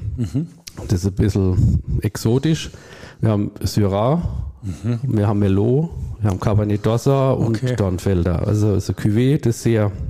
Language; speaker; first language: German; native; German